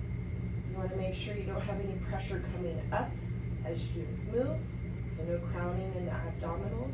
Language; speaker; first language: English; native; English